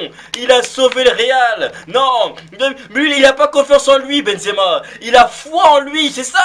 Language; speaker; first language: French; native; French